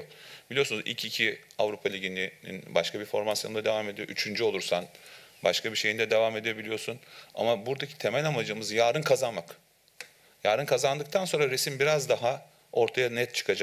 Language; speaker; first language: Turkish; native; Turkish